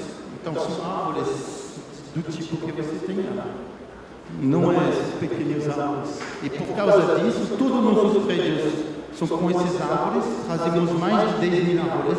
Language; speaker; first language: Portuguese; non-native, fluent; French